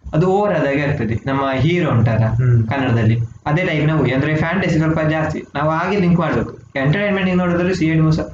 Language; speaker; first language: Kannada; native; Kannada